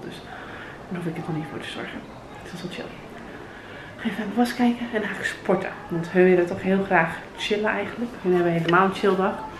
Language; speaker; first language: Dutch; native; Dutch